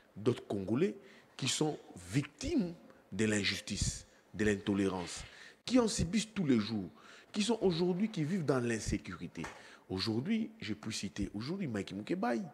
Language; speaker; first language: French; non-native, local second language; Lingala